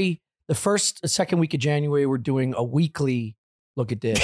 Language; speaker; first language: English; native; English